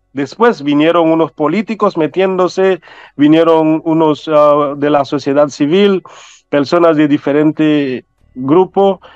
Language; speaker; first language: Spanish; non-native, fluent; Haitian Creole